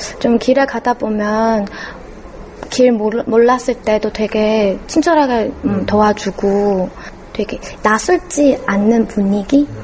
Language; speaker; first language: Korean; non-native, fluent; Chinese